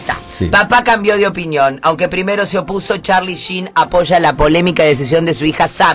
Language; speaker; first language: Spanish; native; Spanish